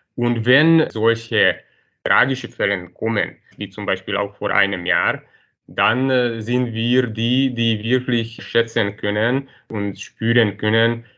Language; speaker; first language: German; non-native, fluent; Hungarian